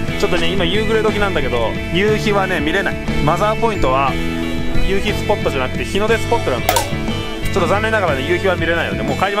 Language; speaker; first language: Japanese; native; Japanese